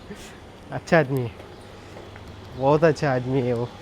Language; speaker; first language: Hindi; non-native, learner; Malayalam